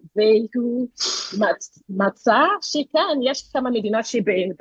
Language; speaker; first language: Hebrew; non-native, learner; English